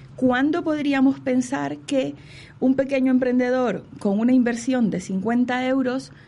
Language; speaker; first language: Spanish; native; Spanish